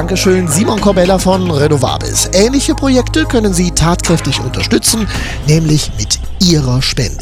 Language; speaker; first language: German; native; German